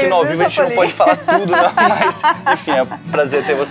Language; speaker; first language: Portuguese; native; Portuguese